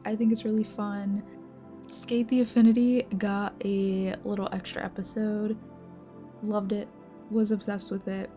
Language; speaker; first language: English; native; English